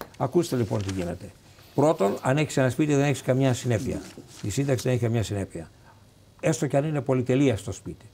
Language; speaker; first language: Greek; native; Greek